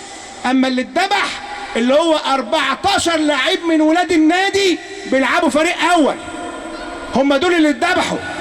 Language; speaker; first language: Arabic; native; Arabic